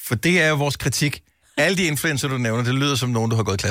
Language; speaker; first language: Danish; native; Danish